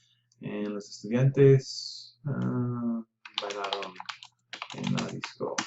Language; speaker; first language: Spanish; non-native, fluent; English